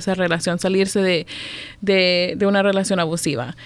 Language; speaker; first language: Spanish; native; Spanish